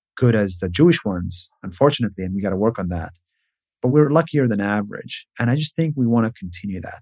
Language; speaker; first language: English; non-native, fluent; Hebrew